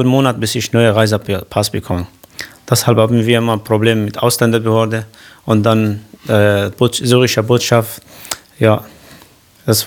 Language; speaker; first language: German; non-native, learner; Arabic